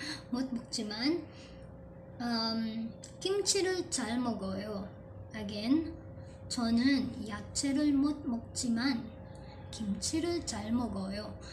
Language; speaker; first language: Korean; non-native, fluent; Filipino